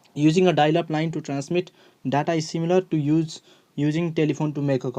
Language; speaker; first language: English; non-native, local second language; Nepali